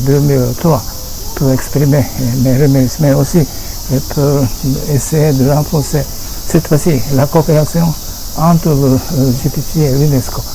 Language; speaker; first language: French; non-native, fluent; Japanese